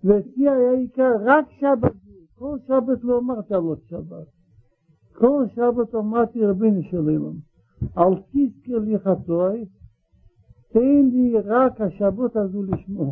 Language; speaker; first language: Hebrew; non-native, learner; Russian